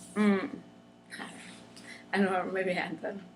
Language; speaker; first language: English; non-native, learner; Spanish